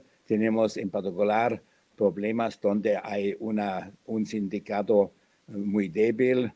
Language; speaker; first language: Spanish; non-native, fluent; German